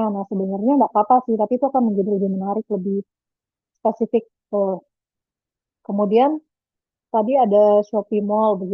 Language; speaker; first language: Indonesian; native; Indonesian